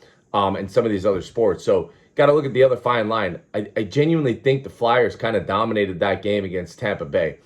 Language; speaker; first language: English; native; English